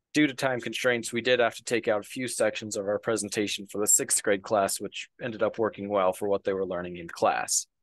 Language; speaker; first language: English; native; English